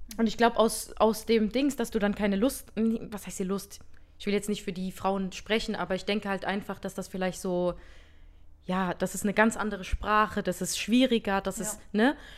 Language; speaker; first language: German; early bilingual, other home language; Berber languages